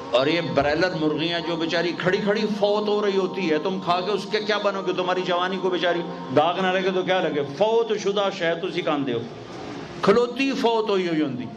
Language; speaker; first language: Urdu; non-native, local second language; Punjabi